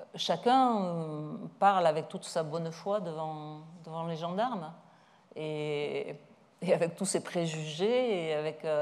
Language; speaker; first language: French; native; French